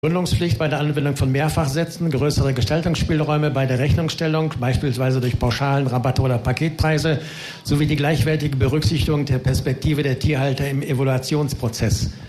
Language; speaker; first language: German; native; German